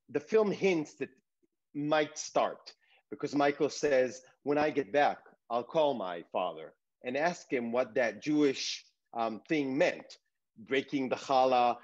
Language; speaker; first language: English; early bilingual, other home language; Hebrew